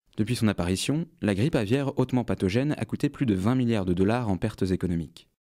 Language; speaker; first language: French; native; French